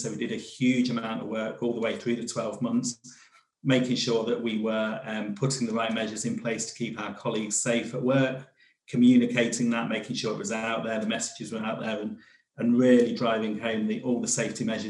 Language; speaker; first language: English; native; English